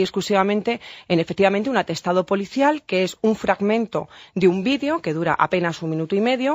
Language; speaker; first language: Spanish; native; Spanish